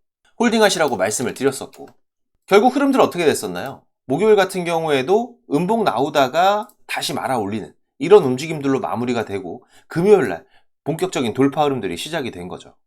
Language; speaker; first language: Korean; native; Korean